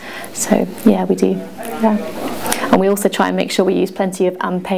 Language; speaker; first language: English; native; English